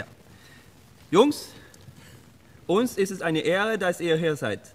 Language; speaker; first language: German; non-native, learner; Swedish